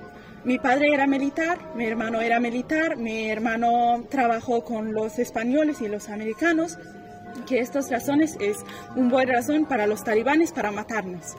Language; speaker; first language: Spanish; non-native, learner; Persian